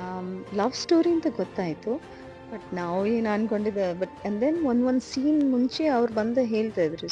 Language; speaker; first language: Kannada; non-native, learner; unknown